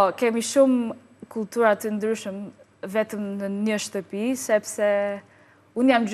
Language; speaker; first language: Albanian; non-native, learner; English